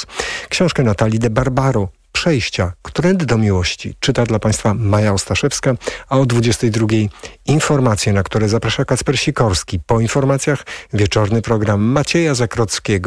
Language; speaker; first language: Polish; native; Polish